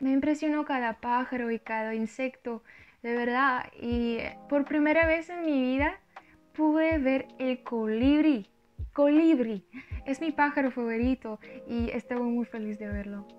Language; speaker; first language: Spanish; non-native, learner; Russian